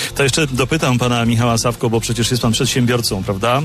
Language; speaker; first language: Polish; native; Polish